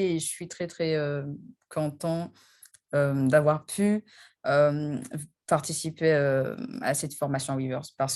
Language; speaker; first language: French; non-native, local second language; Rundi